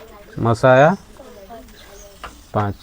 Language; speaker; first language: Hindi; native; Hindi